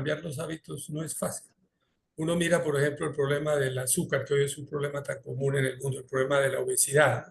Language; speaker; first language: Spanish; native; Spanish